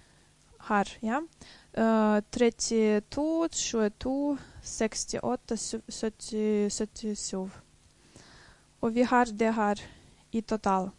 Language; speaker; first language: Swedish; non-native, fluent; Russian